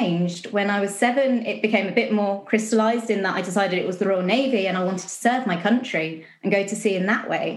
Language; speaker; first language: English; native; English